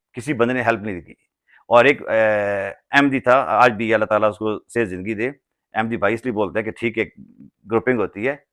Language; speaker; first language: Urdu; non-native, local second language; Punjabi